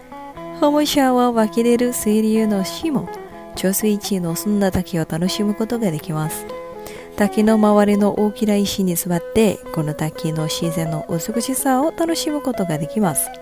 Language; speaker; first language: Japanese; non-native, fluent; Indonesian